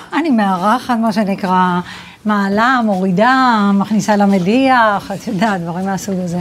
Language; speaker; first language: Hebrew; early bilingual, other home language; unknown